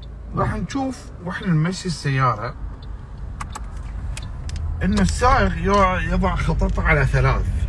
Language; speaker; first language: Arabic; native; Arabic